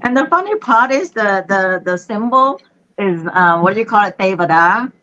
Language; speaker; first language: English; non-native, fluent; Khmer